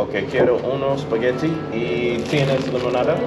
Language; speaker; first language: Spanish; non-native, learner; English